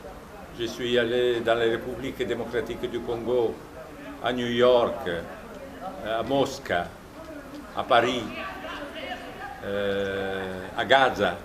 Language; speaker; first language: French; non-native, fluent; Italian